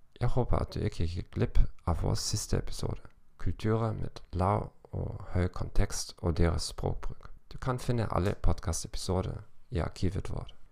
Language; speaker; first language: Norwegian; non-native, learner; German